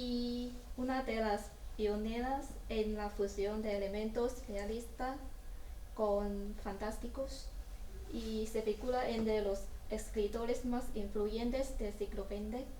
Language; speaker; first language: Spanish; non-native, learner; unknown